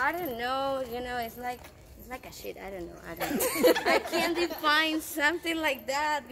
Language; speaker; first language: English; non-native, fluent; Spanish